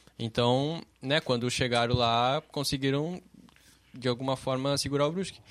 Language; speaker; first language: Portuguese; native; Portuguese